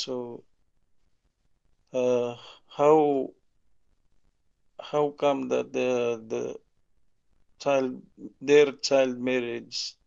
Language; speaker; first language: English; non-native, local second language; Filipino